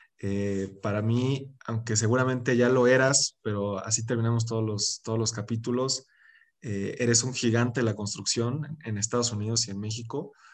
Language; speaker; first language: Spanish; native; Spanish